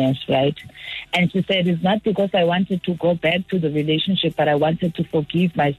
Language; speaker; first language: English; non-native, local second language; Zulu